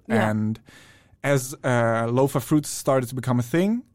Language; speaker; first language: English; non-native, fluent; Dutch